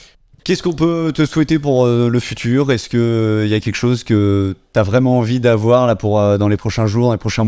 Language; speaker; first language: French; native; French